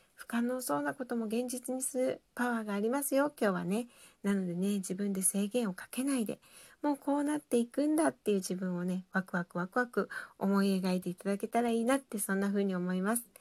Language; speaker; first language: Japanese; native; Japanese